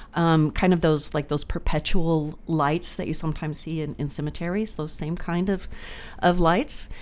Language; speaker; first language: English; native; English